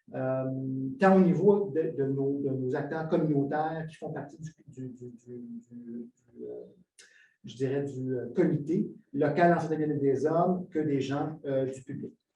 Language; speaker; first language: French; native; French